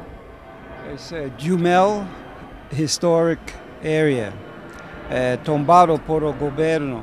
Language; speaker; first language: Portuguese; non-native, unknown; English